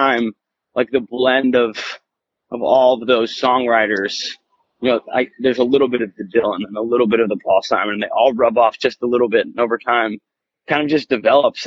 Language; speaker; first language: English; native; English